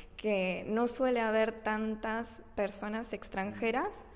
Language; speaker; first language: Spanish; early bilingual, other home language; Japanese